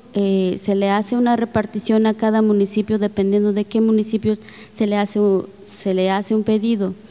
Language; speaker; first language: Spanish; native; Spanish